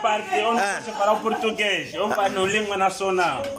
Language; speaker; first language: Portuguese; non-native, learner; Lingala